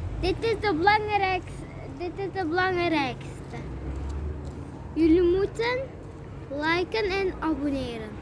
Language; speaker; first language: Dutch; non-native, learner; Turkish